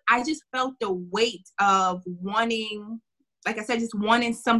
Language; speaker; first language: English; native; English